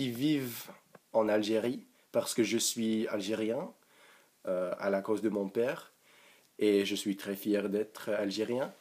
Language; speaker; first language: French; non-native, learner; English